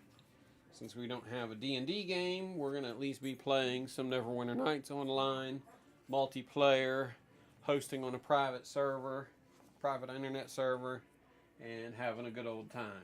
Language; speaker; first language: English; native; English